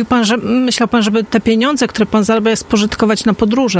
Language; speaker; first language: Polish; native; Polish